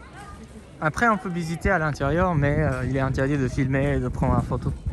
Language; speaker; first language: French; non-native, fluent; Japanese